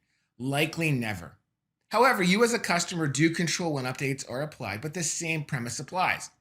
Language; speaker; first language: English; native; English